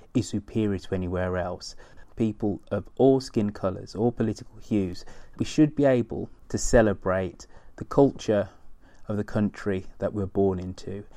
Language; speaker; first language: English; native; English